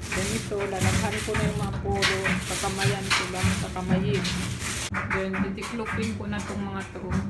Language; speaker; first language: Filipino; native; Filipino